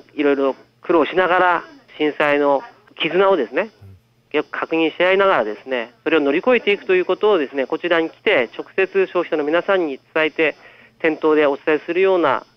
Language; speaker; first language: Japanese; native; Japanese